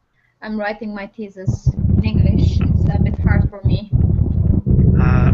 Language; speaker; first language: English; non-native, learner; Turkish